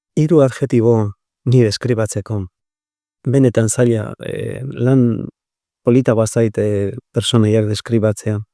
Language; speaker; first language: Basque; native; Basque